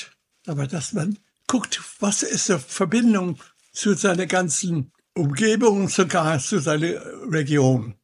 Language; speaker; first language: German; non-native, fluent; English